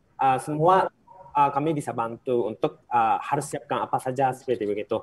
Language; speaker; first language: Indonesian; non-native, fluent; Japanese